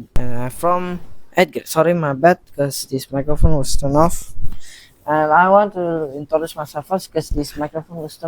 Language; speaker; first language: English; non-native, learner; Indonesian